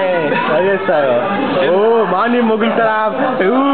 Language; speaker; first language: Korean; non-native, learner; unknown